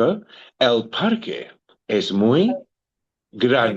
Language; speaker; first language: Spanish; non-native, learner; English